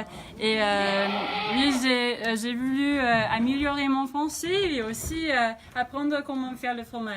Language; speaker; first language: French; non-native, fluent; English